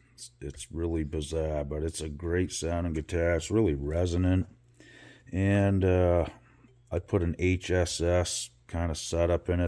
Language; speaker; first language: English; native; English